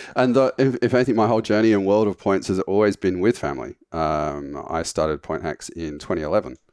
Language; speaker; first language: English; native; English